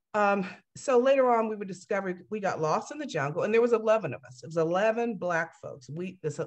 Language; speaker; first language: English; native; English